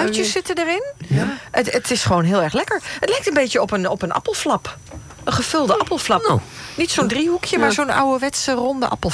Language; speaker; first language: Dutch; native; Dutch